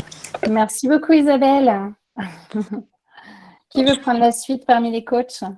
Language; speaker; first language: French; native; French